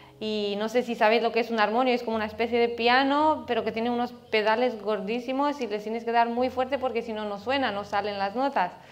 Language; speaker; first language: Spanish; non-native, fluent; Romanian